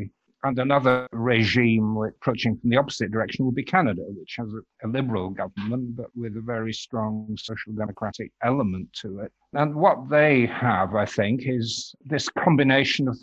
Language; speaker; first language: English; native; English